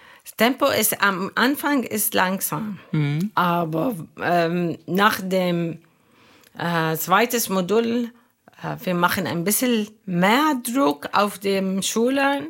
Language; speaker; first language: German; non-native, fluent; Arabic